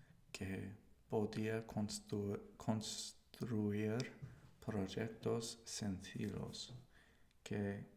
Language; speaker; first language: Spanish; non-native, learner; English